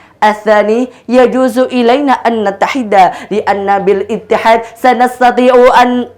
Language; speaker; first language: Arabic; non-native, learner; Indonesian